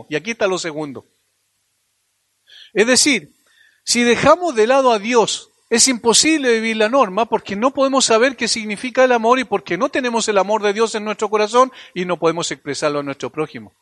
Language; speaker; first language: Spanish; native; Spanish